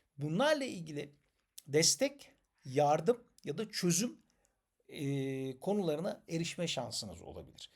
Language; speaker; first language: Turkish; native; Turkish